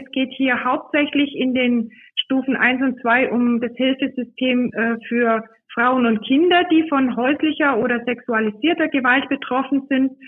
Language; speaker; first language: German; native; German